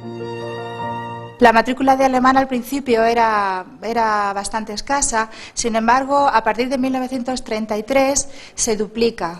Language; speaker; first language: Spanish; native; Spanish